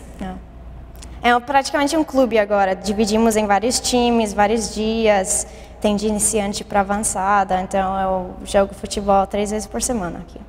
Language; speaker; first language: Portuguese; early bilingual, heritage; English